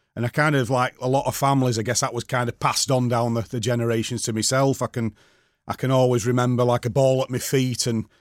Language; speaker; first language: English; native; English